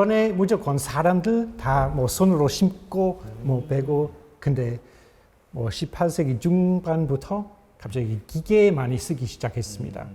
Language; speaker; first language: Korean; non-native, fluent; English